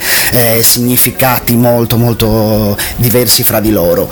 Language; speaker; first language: Italian; native; Italian